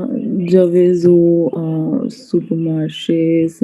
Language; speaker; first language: French; non-native, learner; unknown